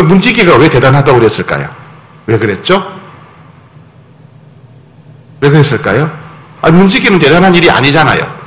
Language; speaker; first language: Korean; native; Korean